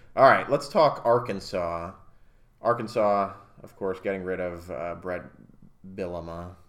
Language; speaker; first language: English; native; English